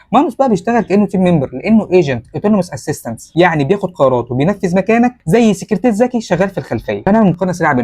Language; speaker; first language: Arabic; native; Arabic